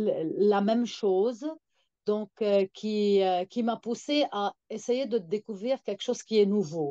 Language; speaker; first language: French; non-native, local second language; Arabic